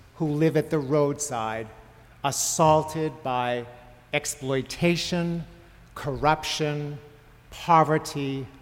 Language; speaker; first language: English; native; English